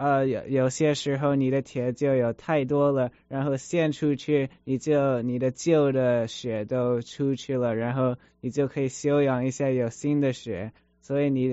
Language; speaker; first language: Chinese; early bilingual, heritage; Chinese